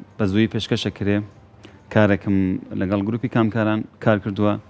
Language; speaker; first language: Central Kurdish; non-native, local second language; Gurani